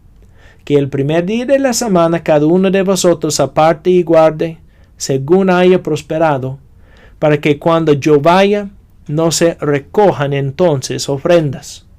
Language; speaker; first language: Spanish; non-native, fluent; English